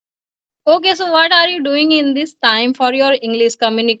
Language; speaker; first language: English; non-native, learner; Hindi